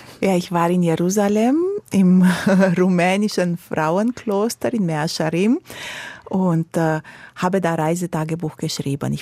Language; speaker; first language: German; non-native, fluent; Romanian